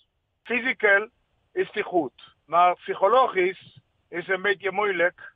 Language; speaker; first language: Dutch; non-native, learner; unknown